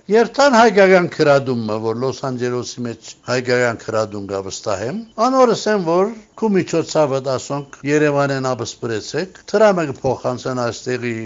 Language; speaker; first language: Armenian; native; Armenian